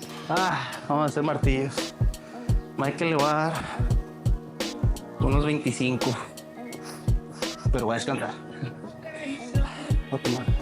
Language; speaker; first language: Spanish; native; Spanish